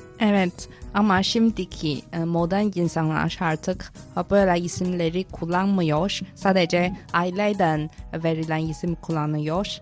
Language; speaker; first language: Turkish; non-native, fluent; Chinese